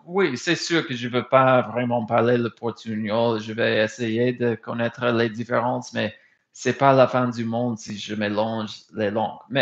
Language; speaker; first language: French; non-native, fluent; English